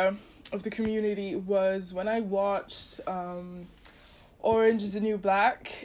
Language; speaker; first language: English; non-native, local second language; Yoruba